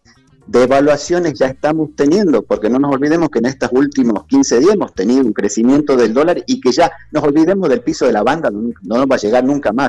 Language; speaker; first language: Spanish; native; Spanish